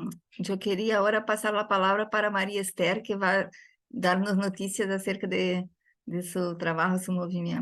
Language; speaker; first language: Spanish; non-native, fluent; Portuguese